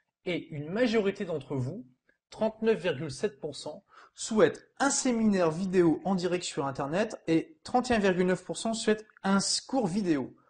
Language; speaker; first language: French; native; French